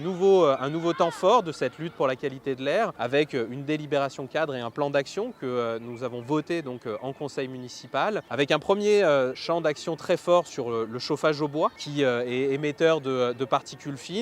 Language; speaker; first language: French; native; French